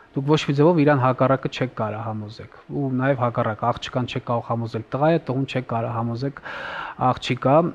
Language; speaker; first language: Armenian; native; Armenian